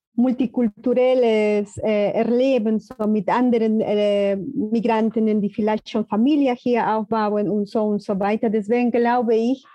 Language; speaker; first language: German; non-native, fluent; Spanish